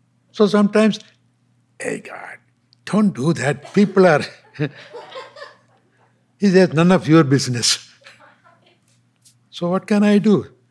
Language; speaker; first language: English; non-native, local second language; Tamil